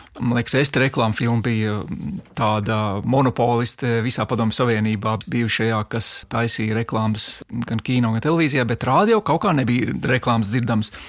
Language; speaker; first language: Latvian; native; Latvian